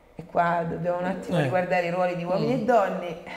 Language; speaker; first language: Italian; native; Italian